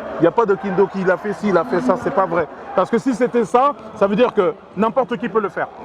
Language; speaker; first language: French; early bilingual, other home language; Lingala